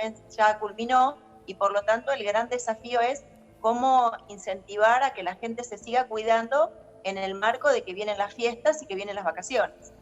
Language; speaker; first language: Spanish; native; Spanish